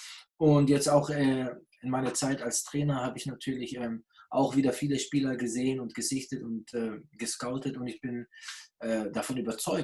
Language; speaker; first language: German; early bilingual, other home language; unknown